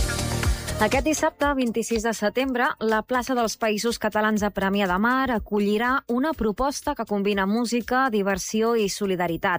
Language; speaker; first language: Catalan; native; Catalan